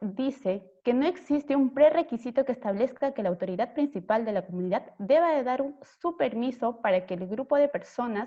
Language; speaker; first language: Spanish; native; Spanish